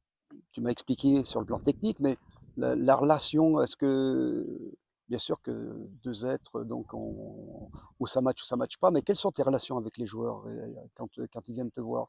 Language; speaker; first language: French; native; French